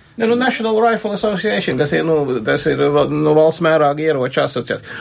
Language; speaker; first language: Latvian; early bilingual, heritage; Latvian